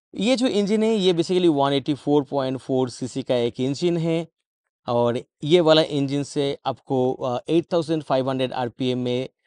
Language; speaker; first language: Hindi; non-native, local second language; Bangla